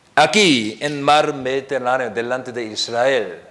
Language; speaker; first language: Spanish; non-native, learner; Korean